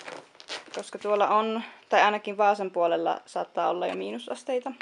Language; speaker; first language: Finnish; native; Finnish